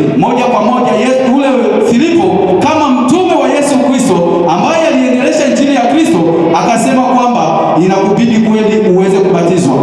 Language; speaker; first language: Swahili; native; Swahili